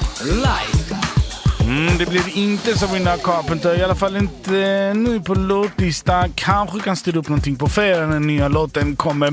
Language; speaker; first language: Swedish; native; Swedish